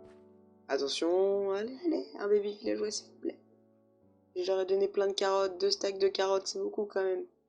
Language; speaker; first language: French; native; French